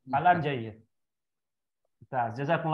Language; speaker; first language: Arabic; non-native, fluent; Indonesian